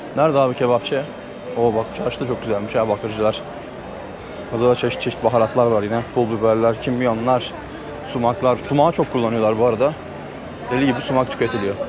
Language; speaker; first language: Turkish; native; Turkish